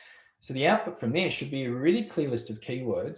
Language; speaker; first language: English; native; English